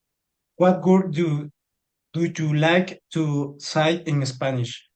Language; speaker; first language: English; non-native, learner; Spanish